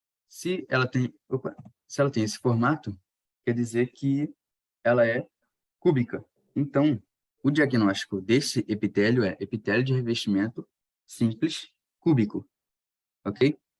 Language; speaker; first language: Portuguese; native; Portuguese